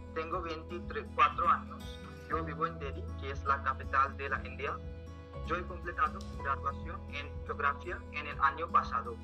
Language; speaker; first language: Spanish; non-native, learner; Hindi